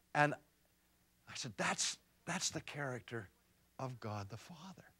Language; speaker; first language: English; native; English